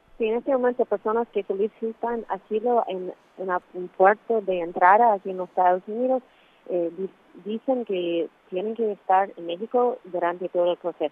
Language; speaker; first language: Spanish; non-native, fluent; English